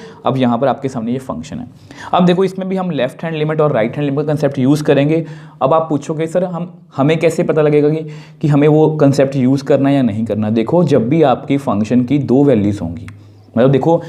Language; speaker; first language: Hindi; native; Hindi